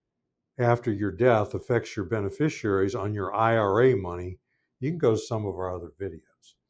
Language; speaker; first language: English; native; English